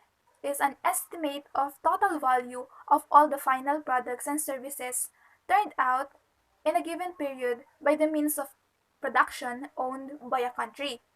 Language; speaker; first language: English; non-native, local second language; Filipino